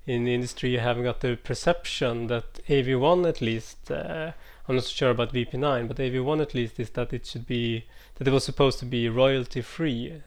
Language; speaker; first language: English; non-native, fluent; Swedish